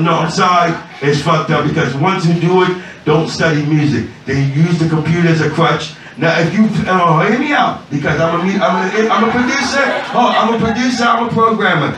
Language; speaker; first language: English; native; English